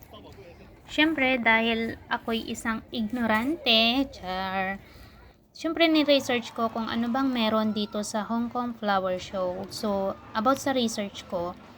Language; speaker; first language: Filipino; native; Filipino